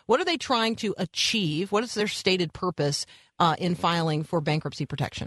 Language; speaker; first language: English; native; English